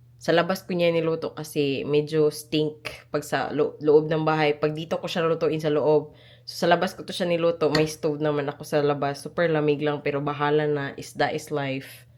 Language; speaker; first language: Filipino; non-native, local second language; Cebuano